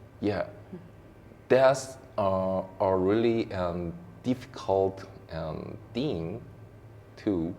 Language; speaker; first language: English; non-native, learner; Korean